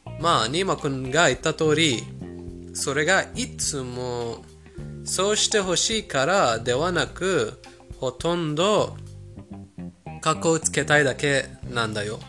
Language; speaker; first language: Japanese; non-native, fluent; Persian